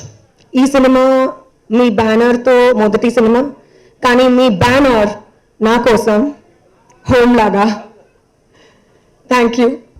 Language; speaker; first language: Telugu; non-native, learner; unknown